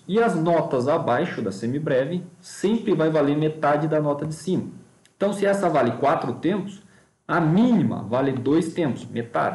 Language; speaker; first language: Portuguese; native; Portuguese